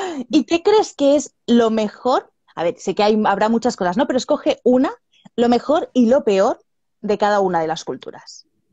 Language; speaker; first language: Spanish; native; Spanish